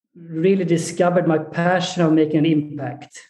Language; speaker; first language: English; non-native, fluent; Swedish